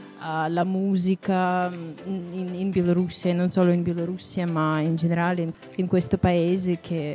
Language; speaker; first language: Italian; non-native, fluent; Russian